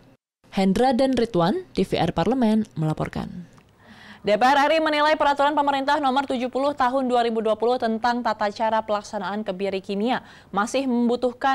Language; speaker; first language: Indonesian; native; Indonesian